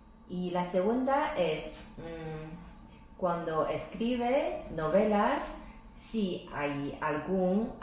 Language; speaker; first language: Spanish; non-native, fluent; Chinese